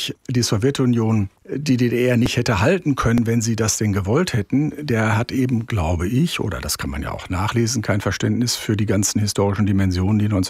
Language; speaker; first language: German; native; German